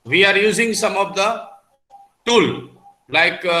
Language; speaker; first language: English; non-native, local second language; Gujarati